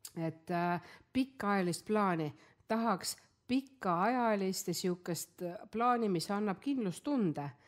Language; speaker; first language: Estonian; non-native, local second language; Russian